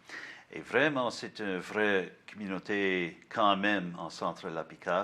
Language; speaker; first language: French; non-native, learner; English